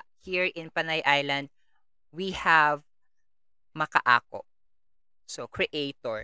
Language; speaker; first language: English; non-native, local second language; Kinaray-a